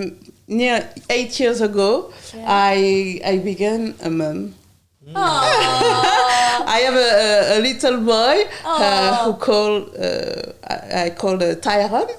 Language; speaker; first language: English; non-native, learner; French